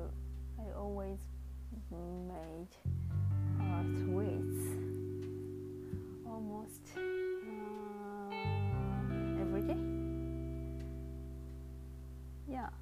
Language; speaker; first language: English; non-native, learner; Japanese